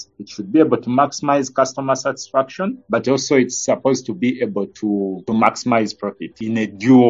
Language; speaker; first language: English; non-native, local second language; Ganda